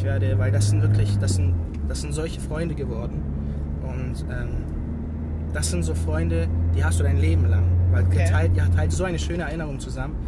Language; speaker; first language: German; early bilingual, other home language; Bosnian